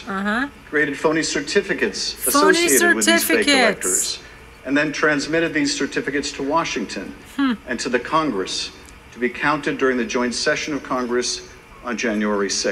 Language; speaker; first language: English; native; English